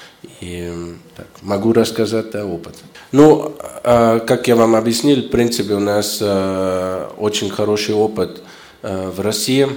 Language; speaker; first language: Russian; non-native, fluent; German